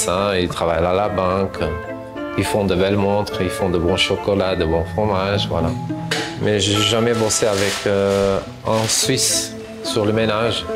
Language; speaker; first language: French; non-native, fluent; Portuguese